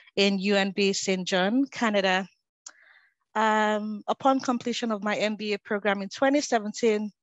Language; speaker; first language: English; non-native, local second language; Yoruba